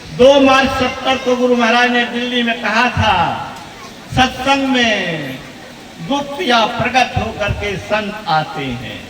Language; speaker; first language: Hindi; native; Hindi